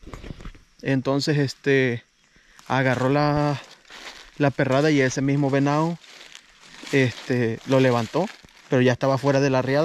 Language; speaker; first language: Spanish; native; Spanish